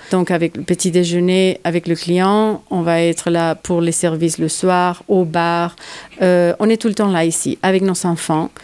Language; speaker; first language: French; non-native, fluent; Spanish